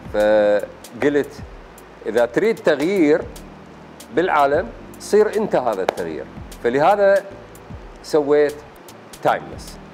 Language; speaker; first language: Arabic; native; Arabic